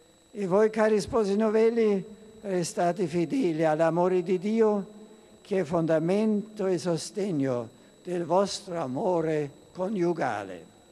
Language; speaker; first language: Italian; non-native, fluent; German